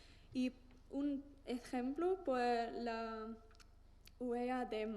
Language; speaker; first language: Spanish; non-native, learner; German